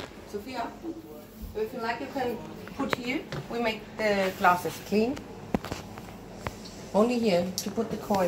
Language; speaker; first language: English; non-native, learner; German